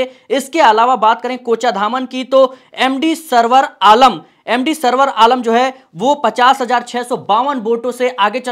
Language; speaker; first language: Hindi; native; Hindi